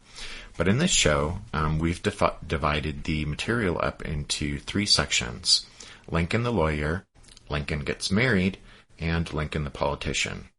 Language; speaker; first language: English; native; English